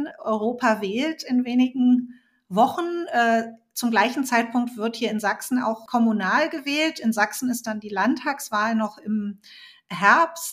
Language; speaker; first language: German; native; German